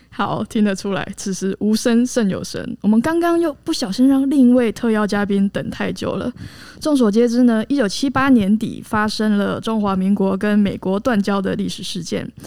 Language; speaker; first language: Chinese; native; Chinese